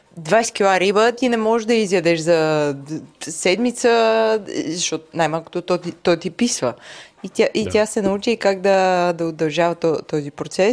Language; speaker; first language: Bulgarian; native; Bulgarian